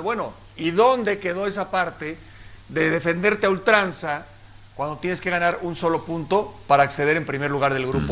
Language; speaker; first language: Spanish; native; Spanish